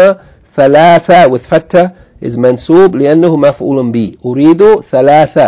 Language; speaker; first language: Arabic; non-native, fluent; English